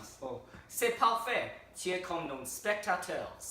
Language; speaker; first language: French; non-native, learner; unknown